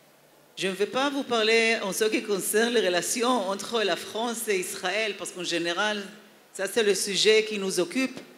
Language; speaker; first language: French; non-native, fluent; Hebrew